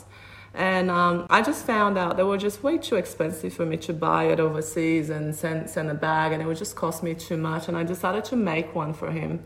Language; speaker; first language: English; non-native, fluent; Portuguese